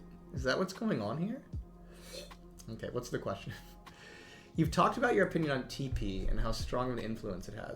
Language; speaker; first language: English; native; English